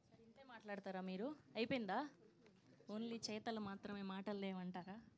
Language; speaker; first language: Telugu; native; Telugu